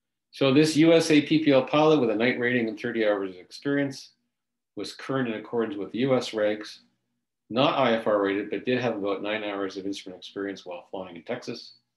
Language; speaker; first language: English; native; English